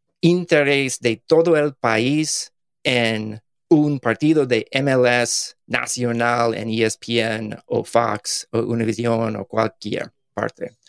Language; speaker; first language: Spanish; non-native, learner; English